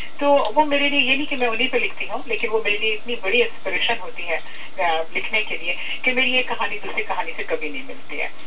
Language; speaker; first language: Urdu; native; Urdu